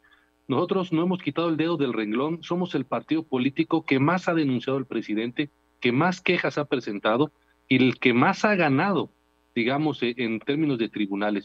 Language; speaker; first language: Spanish; native; Spanish